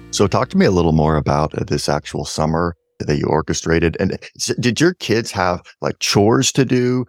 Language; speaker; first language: English; native; English